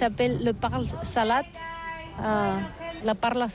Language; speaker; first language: French; non-native, learner; Catalan